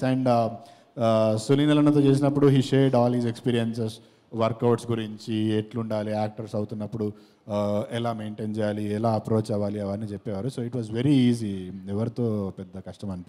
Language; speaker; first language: Telugu; native; Telugu